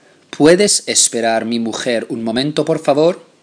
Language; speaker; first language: Spanish; non-native, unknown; English